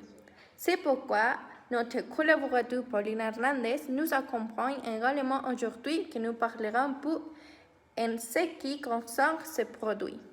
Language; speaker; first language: French; non-native, learner; Spanish